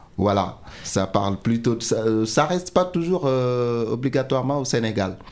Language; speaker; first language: French; non-native, local second language; Wolof